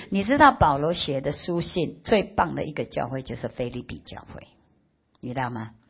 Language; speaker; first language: Chinese; early bilingual, heritage; Chinese